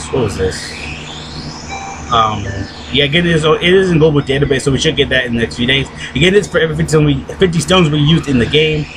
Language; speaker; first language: English; native; English